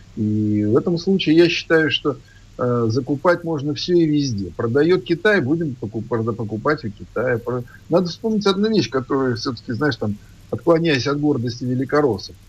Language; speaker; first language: Russian; native; Russian